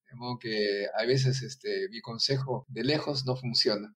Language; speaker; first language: Spanish; native; Spanish